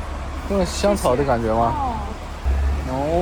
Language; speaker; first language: Chinese; native; Chinese